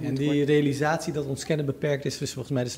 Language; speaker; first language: Dutch; native; Dutch